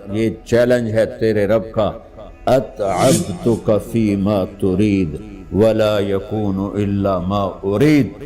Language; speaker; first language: Urdu; non-native, local second language; Punjabi